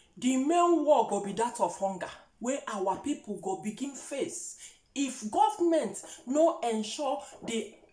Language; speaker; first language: Nigerian Pidgin; non-native, local second language; Igbo